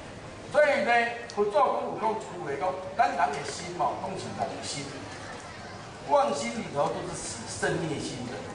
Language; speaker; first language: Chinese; non-native, local second language; Min Nan Chinese